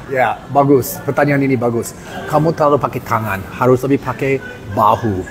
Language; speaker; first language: Indonesian; non-native, learner; English